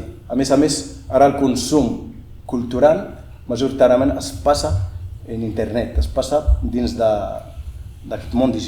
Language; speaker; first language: Catalan; non-native, fluent; Berber languages